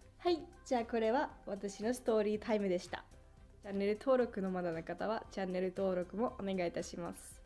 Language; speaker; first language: Japanese; non-native, fluent; Finnish